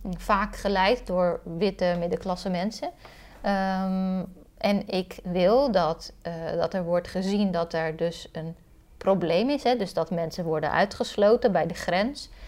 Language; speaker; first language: Dutch; early bilingual, other home language; Romanian